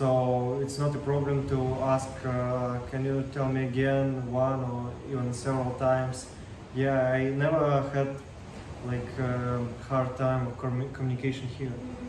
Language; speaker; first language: English; non-native, learner; Russian